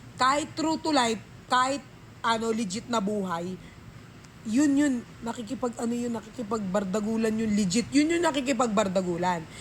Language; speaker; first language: Filipino; native; Filipino